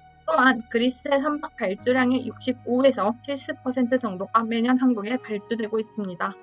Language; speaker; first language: Korean; native; Korean